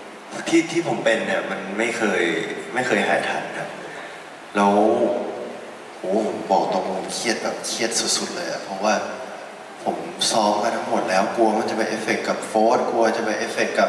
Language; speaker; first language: Thai; native; Thai